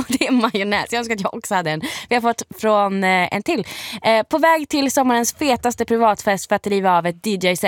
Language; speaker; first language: Swedish; native; Swedish